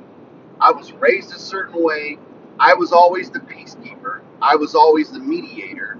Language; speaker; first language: English; native; English